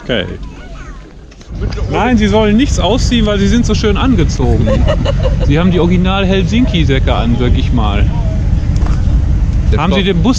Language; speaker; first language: German; native; German